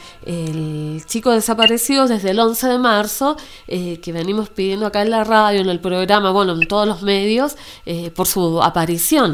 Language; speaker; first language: Spanish; native; Spanish